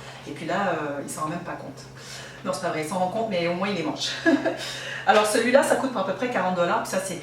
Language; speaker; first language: French; native; French